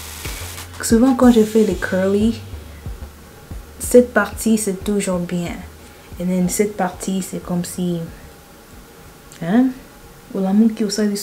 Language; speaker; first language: French; early bilingual, heritage; French